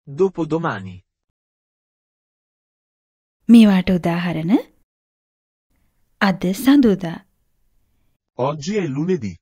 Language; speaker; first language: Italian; non-native, fluent; Sinhala